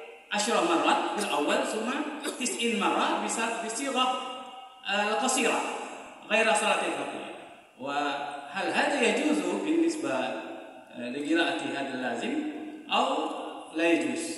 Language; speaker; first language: Arabic; non-native, fluent; Indonesian